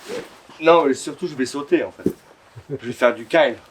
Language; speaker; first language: French; native; French